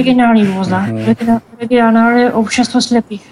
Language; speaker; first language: Russian; non-native, learner; Czech